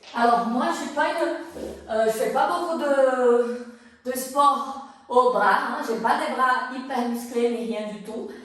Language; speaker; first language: French; non-native, fluent; Portuguese